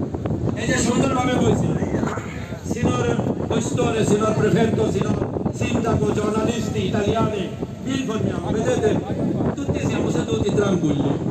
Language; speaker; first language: Italian; non-native, fluent; Bangla